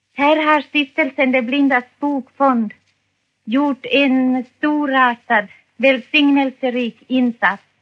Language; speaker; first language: Swedish; non-native, fluent; Finnish